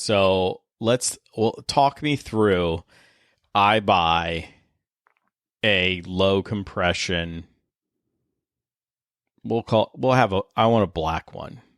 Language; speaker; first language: English; native; English